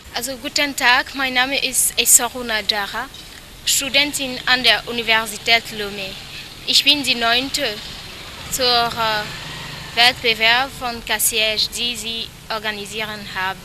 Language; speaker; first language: German; non-native, learner; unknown